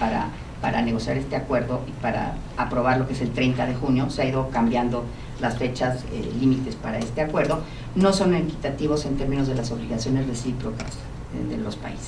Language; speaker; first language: Spanish; native; Spanish